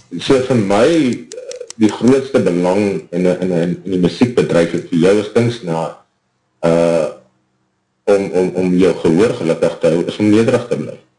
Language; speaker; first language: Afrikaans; native; Afrikaans